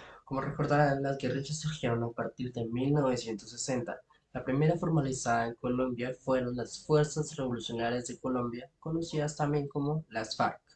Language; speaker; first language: Spanish; native; Spanish